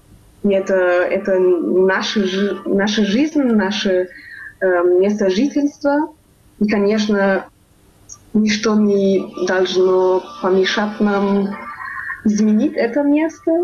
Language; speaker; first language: Russian; non-native, fluent; German